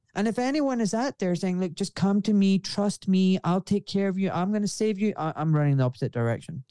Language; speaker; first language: English; native; English